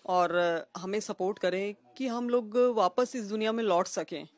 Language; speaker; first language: Hindi; native; Hindi